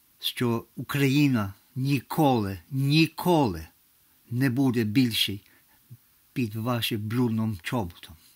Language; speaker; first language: Ukrainian; early bilingual, heritage; English